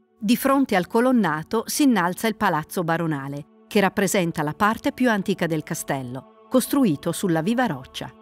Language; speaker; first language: Italian; native; Italian